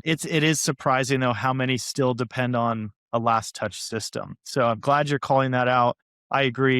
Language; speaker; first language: English; native; English